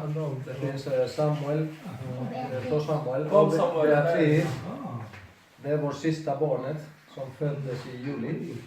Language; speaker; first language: Swedish; non-native, fluent; Spanish